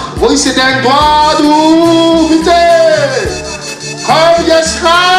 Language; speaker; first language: German; non-native, fluent; French